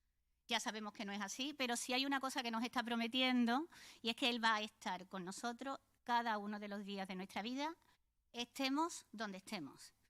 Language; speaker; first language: Spanish; native; Spanish